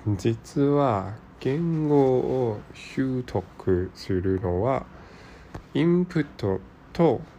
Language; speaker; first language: Japanese; non-native, learner; Cantonese